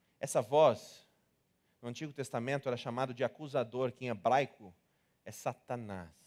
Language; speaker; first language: Portuguese; native; Portuguese